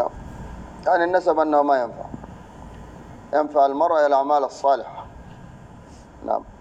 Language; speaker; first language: Arabic; native; Arabic